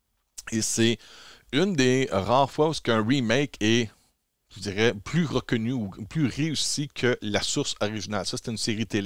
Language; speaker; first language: French; native; French